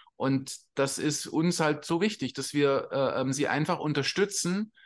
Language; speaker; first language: German; native; German